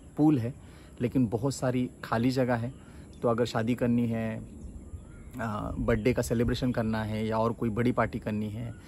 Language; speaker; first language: Hindi; non-native, local second language; Marathi